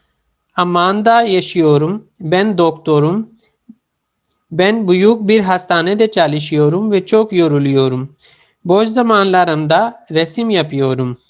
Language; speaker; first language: Turkish; non-native, fluent; Urdu